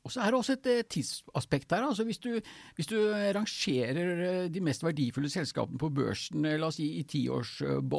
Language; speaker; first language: Norwegian; native; Norwegian